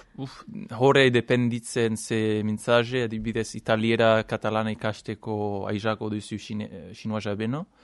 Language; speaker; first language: Basque; non-native, fluent; English